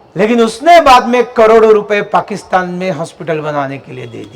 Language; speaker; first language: Hindi; non-native, local second language; Marathi